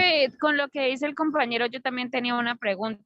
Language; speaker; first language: Spanish; native; Spanish